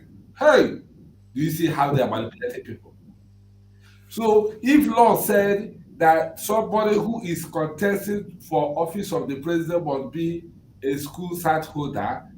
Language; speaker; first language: English; non-native, local second language; Igbo